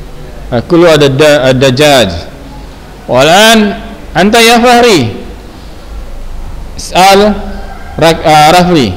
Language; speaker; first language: Arabic; non-native, fluent; Indonesian